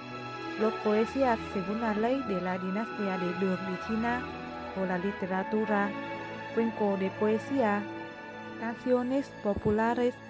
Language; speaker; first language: Spanish; non-native, learner; Vietnamese